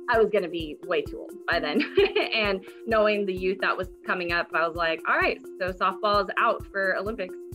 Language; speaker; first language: English; native; English